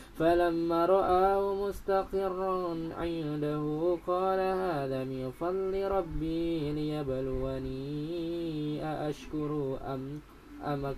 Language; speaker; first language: Arabic; non-native, learner; Indonesian